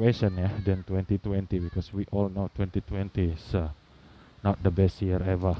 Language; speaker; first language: English; non-native, learner; Indonesian